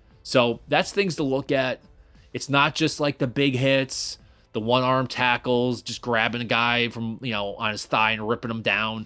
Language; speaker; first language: English; native; English